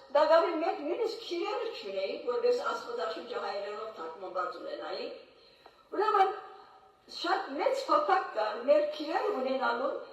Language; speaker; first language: Armenian; native; Armenian